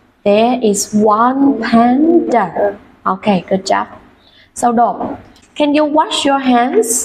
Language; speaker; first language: English; non-native, fluent; Vietnamese